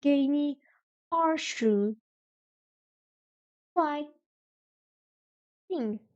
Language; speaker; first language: Chinese; non-native, learner; French